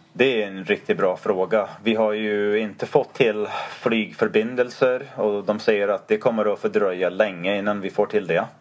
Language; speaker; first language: Swedish; non-native, fluent; English